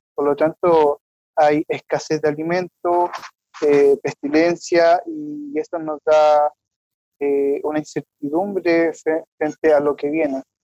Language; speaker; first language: Spanish; native; Spanish